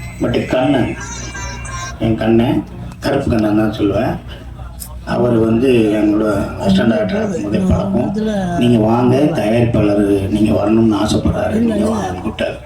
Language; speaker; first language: Tamil; native; Tamil